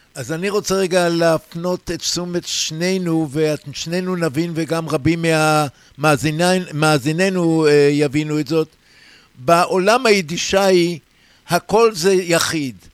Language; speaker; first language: Hebrew; native; Hebrew